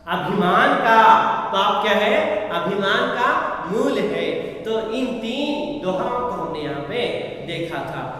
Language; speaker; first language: Hindi; non-native, local second language; Kannada